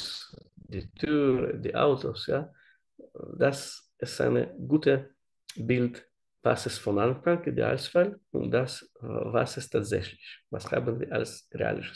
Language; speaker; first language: German; non-native, learner; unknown